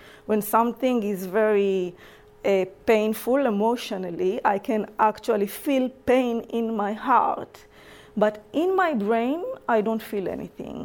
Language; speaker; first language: English; non-native, fluent; Hebrew